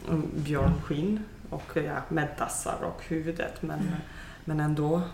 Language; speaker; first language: Swedish; non-native, fluent; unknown